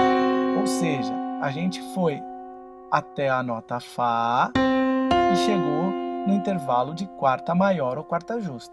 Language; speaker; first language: Portuguese; native; Portuguese